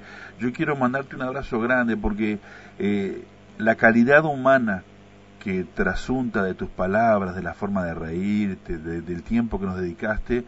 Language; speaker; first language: Spanish; native; Spanish